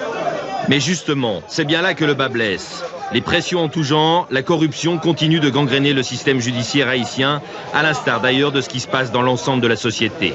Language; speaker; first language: French; native; French